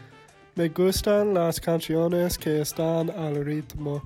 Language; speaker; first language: Spanish; non-native, learner; English